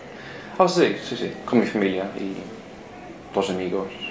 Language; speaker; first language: Spanish; non-native, learner; English